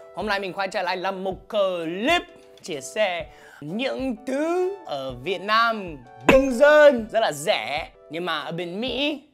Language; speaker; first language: Vietnamese; non-native, fluent; English